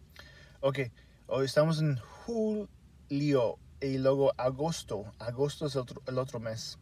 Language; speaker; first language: Spanish; early bilingual, heritage; Spanish